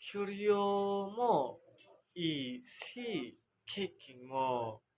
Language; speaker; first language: Japanese; non-native, learner; Indonesian